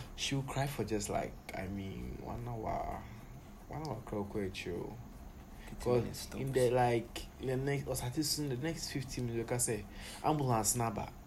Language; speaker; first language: English; non-native, local second language; Akan